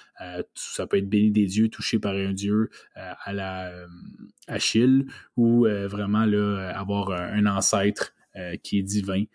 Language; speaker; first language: French; native; French